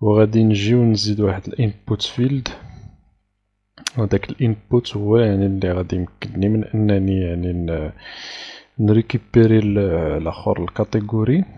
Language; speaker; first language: Arabic; native; Arabic